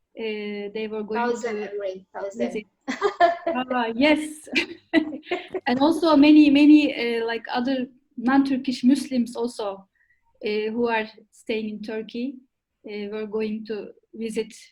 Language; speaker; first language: English; non-native, fluent; Turkish